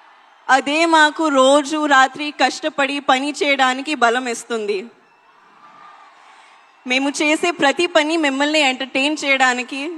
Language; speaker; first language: Telugu; non-native, learner; Hindi